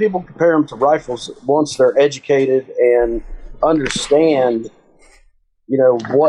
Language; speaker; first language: English; native; English